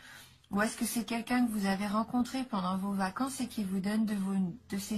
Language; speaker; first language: French; native; French